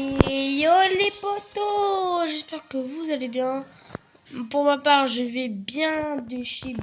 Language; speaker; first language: French; native; French